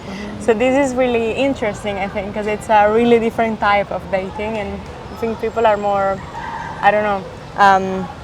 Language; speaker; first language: English; non-native, fluent; Italian